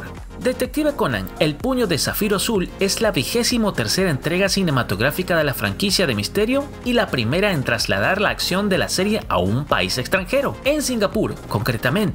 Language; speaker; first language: Spanish; native; Spanish